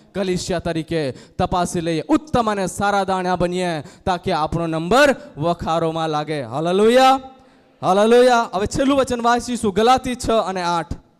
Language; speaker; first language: Gujarati; non-native, local second language; Gamit